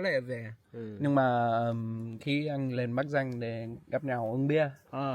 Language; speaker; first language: Vietnamese; non-native, learner; English